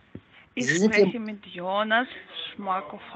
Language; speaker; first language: German; non-native, learner; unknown